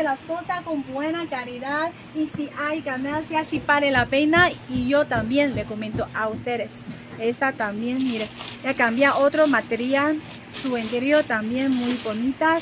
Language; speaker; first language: Spanish; non-native, learner; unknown